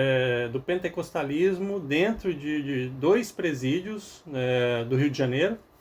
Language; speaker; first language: Portuguese; native; Portuguese